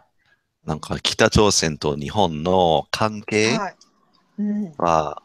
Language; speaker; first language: Japanese; non-native, fluent; English